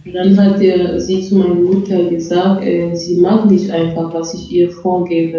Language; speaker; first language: German; non-native, fluent; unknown